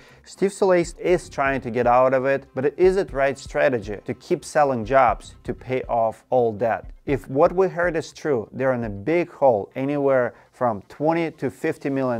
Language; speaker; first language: English; non-native, fluent; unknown